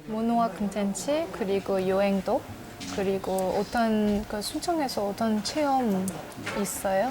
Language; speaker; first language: Korean; non-native, learner; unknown